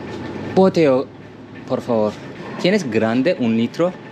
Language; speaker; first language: Spanish; non-native, learner; Turkish